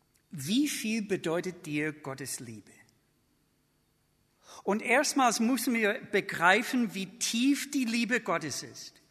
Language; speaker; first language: German; non-native, fluent; English